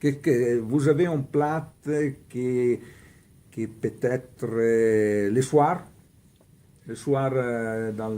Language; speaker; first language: French; non-native, learner; Italian